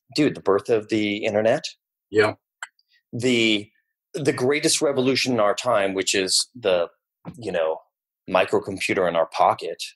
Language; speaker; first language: English; native; English